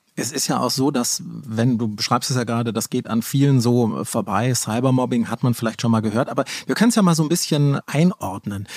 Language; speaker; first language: German; native; German